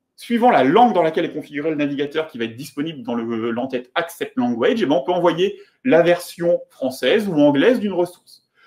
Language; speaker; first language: French; native; French